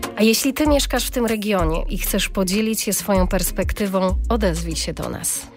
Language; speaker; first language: Polish; non-native, fluent; Georgian